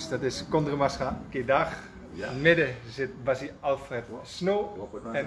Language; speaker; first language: Dutch; native; Dutch